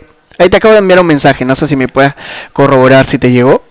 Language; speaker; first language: Spanish; native; Spanish